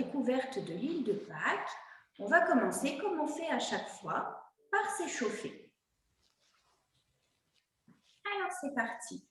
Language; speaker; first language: French; native; French